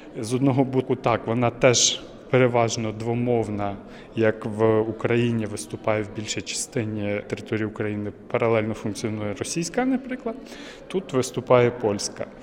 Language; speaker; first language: Ukrainian; native; Ukrainian